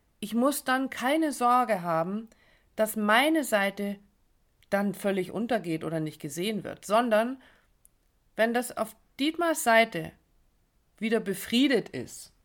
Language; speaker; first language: German; native; German